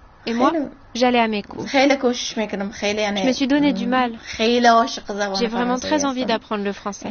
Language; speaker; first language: French; non-native, fluent; Persian